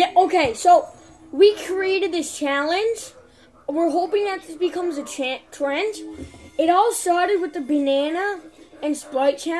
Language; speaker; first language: English; native; English